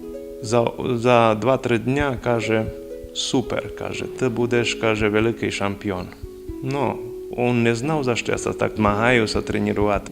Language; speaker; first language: Ukrainian; early bilingual, heritage; Rusyn